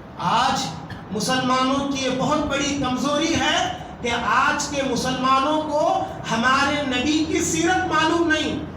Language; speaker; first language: Urdu; native; Urdu